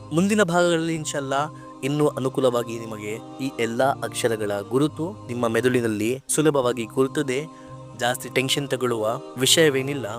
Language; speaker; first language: Kannada; non-native, local second language; Urdu